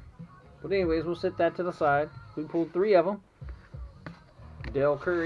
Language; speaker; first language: English; native; English